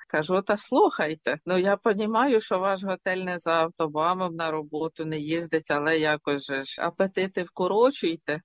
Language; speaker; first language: Ukrainian; native; Ukrainian